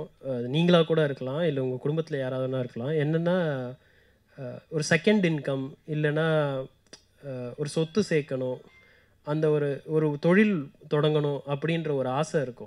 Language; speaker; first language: Tamil; native; Tamil